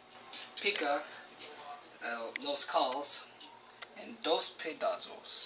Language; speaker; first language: Spanish; non-native, learner; English